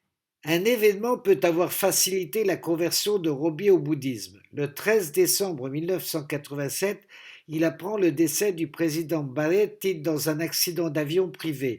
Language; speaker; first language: French; native; French